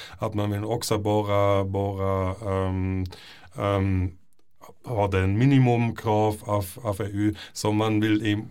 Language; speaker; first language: Norwegian; non-native, fluent; German